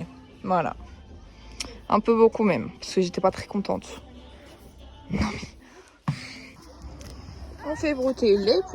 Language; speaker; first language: French; native; French